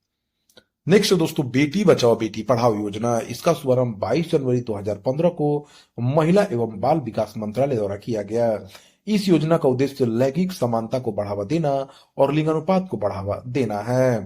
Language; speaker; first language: Hindi; native; Hindi